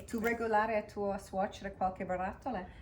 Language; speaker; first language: Italian; non-native, fluent; English